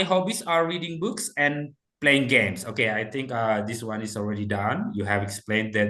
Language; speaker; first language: English; non-native, fluent; Indonesian